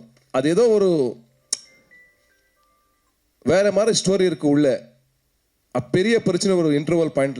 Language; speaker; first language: Tamil; non-native, learner; Kannada